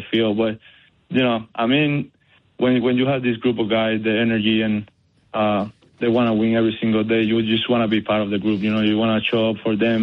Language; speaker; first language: English; non-native, fluent; Spanish